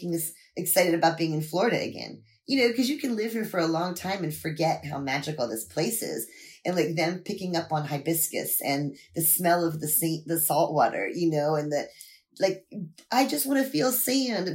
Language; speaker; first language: English; native; English